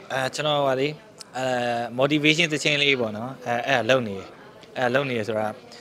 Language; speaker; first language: Burmese; native; Burmese